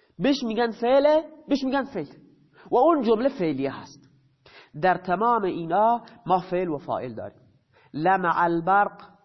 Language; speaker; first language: Persian; non-native, local second language; Baluchi